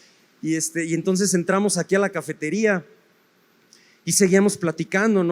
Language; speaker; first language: Spanish; native; Spanish